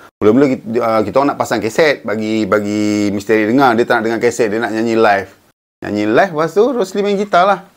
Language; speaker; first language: Malay; native; Malay